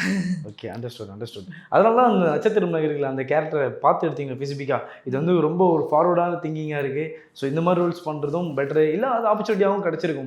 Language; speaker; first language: Tamil; native; Tamil